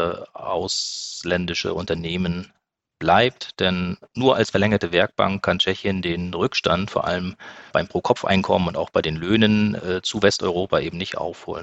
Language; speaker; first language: German; native; German